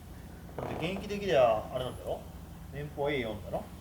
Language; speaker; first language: Japanese; native; Japanese